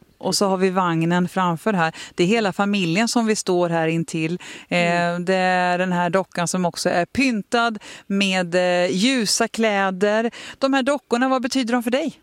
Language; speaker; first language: Swedish; native; Swedish